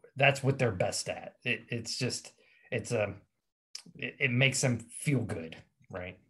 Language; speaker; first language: English; native; English